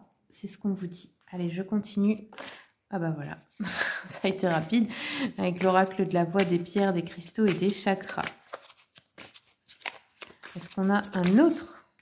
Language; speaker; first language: French; native; French